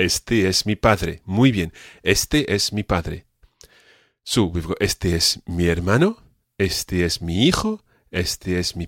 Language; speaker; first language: Spanish; non-native, fluent; English